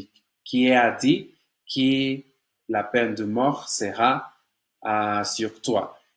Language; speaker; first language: French; non-native, learner; Spanish